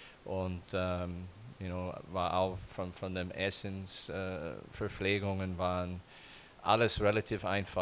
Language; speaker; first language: German; non-native, fluent; English